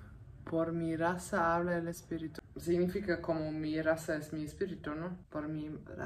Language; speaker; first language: Spanish; non-native, fluent; German